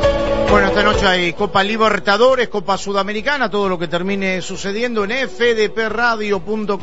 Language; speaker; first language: Spanish; native; Spanish